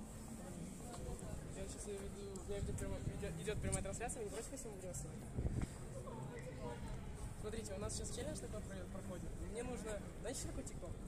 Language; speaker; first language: Russian; native; Russian